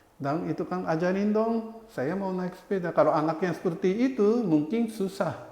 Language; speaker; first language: Indonesian; non-native, fluent; Japanese